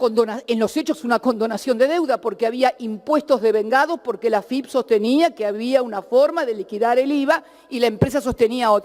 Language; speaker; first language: Spanish; native; Spanish